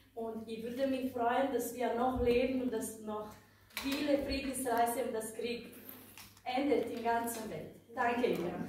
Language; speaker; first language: German; non-native, fluent; Bosnian